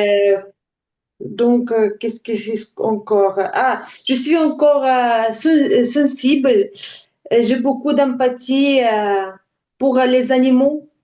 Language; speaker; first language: French; non-native, learner; Ukrainian